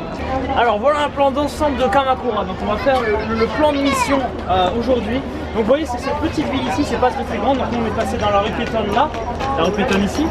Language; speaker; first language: French; native; French